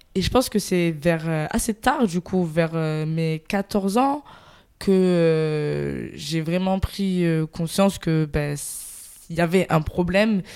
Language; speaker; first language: French; native; French